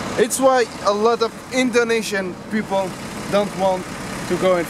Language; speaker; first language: English; non-native, learner; French